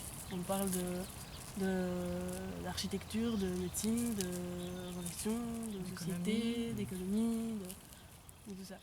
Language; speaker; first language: French; native; French